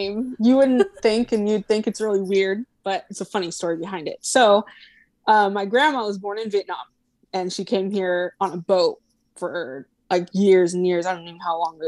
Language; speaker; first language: English; native; English